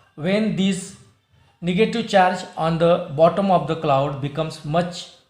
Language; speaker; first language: English; non-native, local second language; Marathi